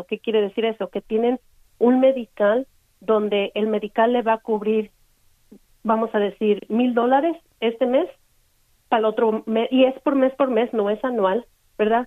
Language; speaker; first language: Spanish; native; Spanish